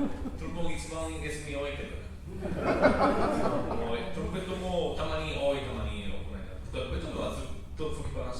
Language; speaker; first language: Japanese; non-native, learner; English